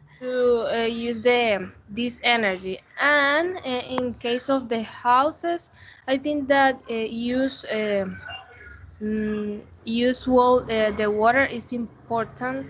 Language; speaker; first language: English; non-native, learner; Spanish